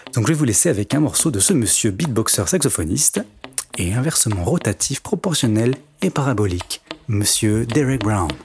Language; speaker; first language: French; native; French